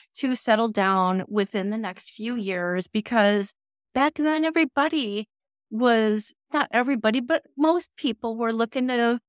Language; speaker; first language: English; native; English